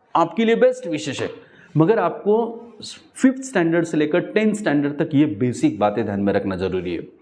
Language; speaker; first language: Hindi; non-native, local second language; Marathi